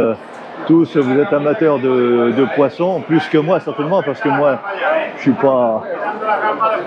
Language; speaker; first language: French; native; French